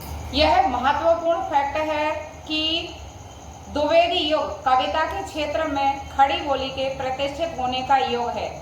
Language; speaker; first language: Hindi; native; Hindi